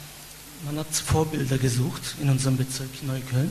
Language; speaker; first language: German; non-native, fluent; Turkish